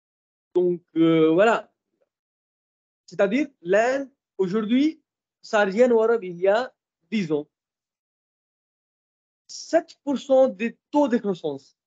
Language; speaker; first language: French; non-native, fluent; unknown